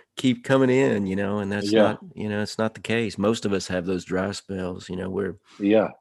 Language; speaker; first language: English; native; English